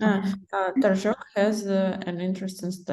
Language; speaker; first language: English; non-native, learner; Russian